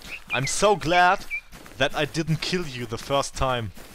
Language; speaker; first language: English; non-native, learner; German